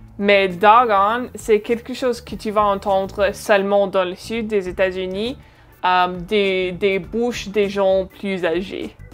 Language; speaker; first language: French; non-native, fluent; English